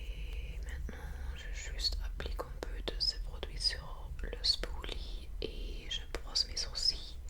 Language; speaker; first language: French; non-native, fluent; English